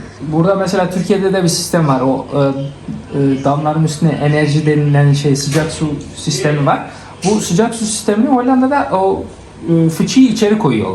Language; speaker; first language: Turkish; early bilingual, heritage; Turkish